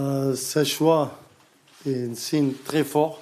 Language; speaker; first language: French; non-native, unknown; Arabic